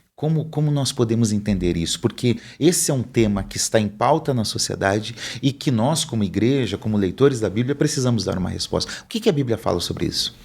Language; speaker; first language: Portuguese; native; Portuguese